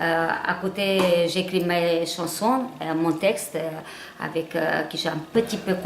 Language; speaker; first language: French; non-native, learner; Hungarian